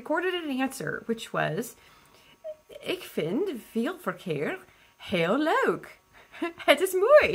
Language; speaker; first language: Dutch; non-native, learner; English